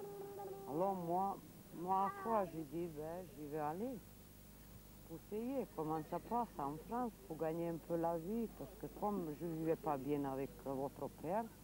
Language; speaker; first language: French; non-native, learner; Serbian